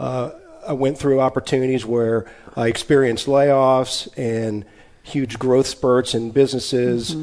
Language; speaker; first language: English; native; English